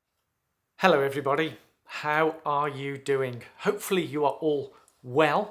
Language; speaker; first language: English; native; English